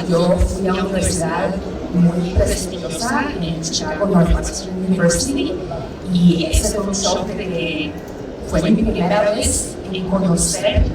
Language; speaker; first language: Spanish; early bilingual, heritage; Spanish